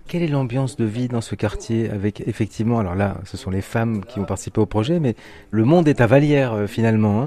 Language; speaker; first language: French; native; French